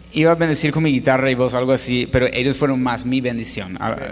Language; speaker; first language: Spanish; non-native, fluent; English